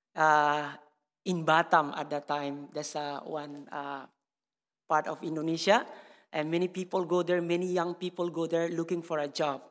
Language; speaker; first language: English; non-native, learner; Indonesian